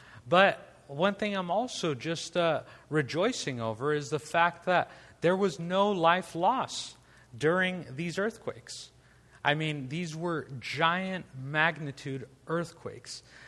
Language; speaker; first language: English; native; English